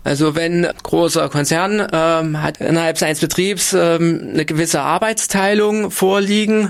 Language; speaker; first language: German; native; German